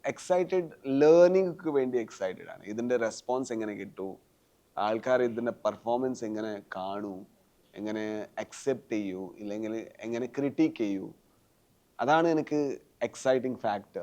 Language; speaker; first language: Malayalam; non-native, learner; Tulu